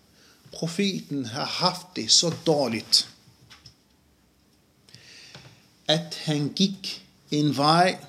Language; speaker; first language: Danish; non-native, fluent; Arabic